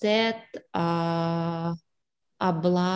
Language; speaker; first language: Spanish; non-native, learner; Russian